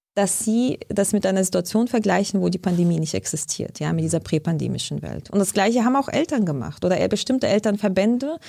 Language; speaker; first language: German; early bilingual, other home language; Lithuanian